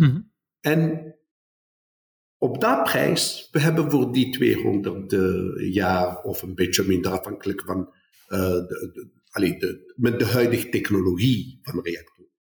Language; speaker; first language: Dutch; non-native, fluent; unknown